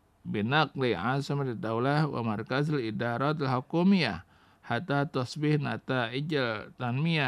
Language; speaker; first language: Arabic; non-native, fluent; Indonesian